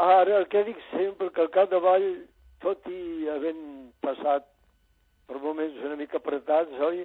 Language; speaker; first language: Catalan; native; Catalan